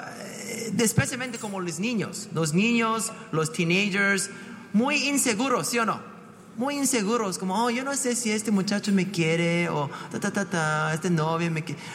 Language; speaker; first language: Spanish; non-native, fluent; English